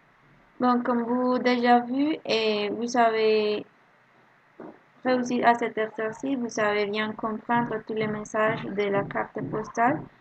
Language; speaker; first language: French; non-native, learner; Spanish